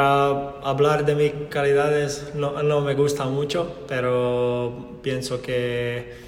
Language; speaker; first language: Spanish; non-native, learner; Croatian